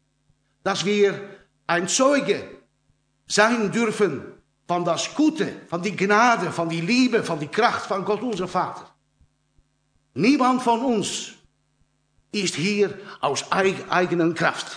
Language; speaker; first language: German; non-native, learner; Dutch